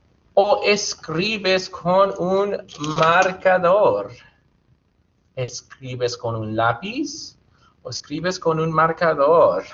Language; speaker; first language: Spanish; non-native, fluent; English